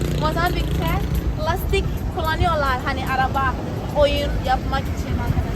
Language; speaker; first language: Turkish; non-native, fluent; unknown